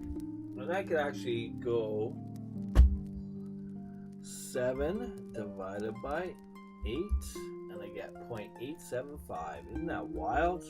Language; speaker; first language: English; native; English